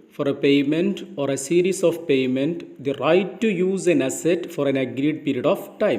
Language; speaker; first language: English; non-native, local second language; Malayalam